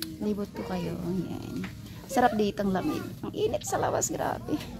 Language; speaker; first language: Filipino; non-native, local second language; Waray